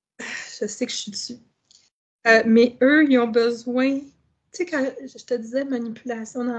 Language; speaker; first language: French; native; French